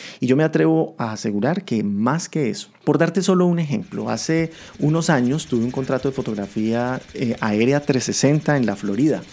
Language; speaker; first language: Spanish; native; Spanish